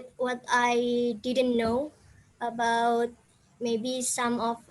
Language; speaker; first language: English; non-native, fluent; Indonesian